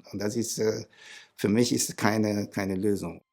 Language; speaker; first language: German; non-native, fluent; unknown